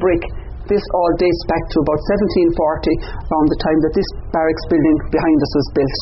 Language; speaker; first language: English; native; English